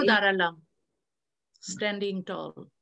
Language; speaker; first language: Hindi; non-native, learner; Bangla